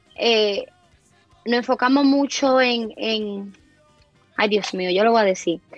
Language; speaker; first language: Spanish; early bilingual, heritage; Spanish